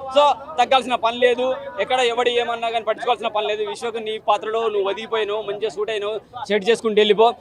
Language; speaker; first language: Telugu; native; Telugu